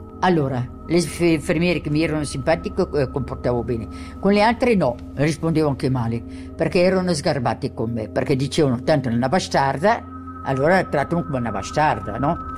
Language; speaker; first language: Italian; non-native, local second language; German